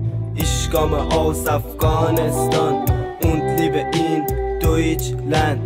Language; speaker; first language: German; non-native, learner; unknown